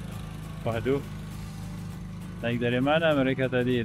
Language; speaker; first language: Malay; non-native, learner; French